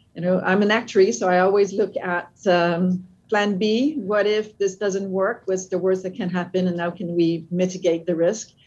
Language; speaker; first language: English; non-native, fluent; French